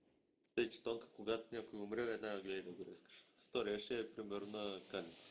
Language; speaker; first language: Bulgarian; native; Bulgarian